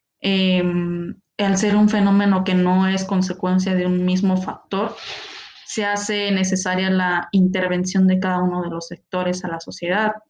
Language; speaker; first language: Spanish; native; Spanish